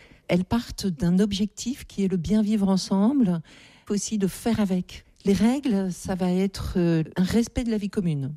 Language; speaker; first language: French; native; French